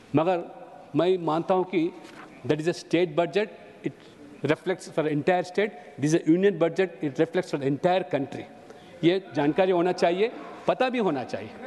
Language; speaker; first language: Hindi; non-native, local second language; Telugu